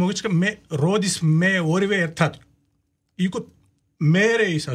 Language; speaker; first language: Georgian; non-native, learner; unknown